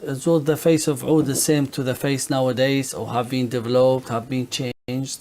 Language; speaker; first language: English; non-native, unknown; Arabic